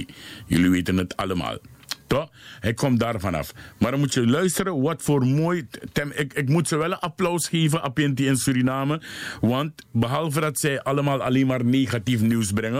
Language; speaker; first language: Dutch; native; Dutch